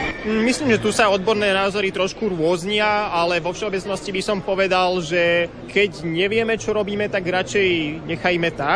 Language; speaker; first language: Slovak; native; Slovak